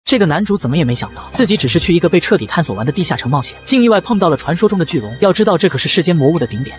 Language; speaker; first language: Chinese; native; Chinese